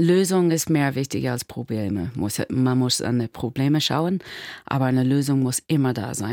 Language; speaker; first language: German; non-native, learner; English